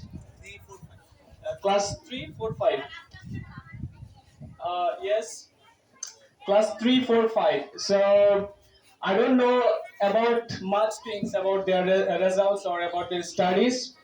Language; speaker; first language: English; non-native, local second language; Bangla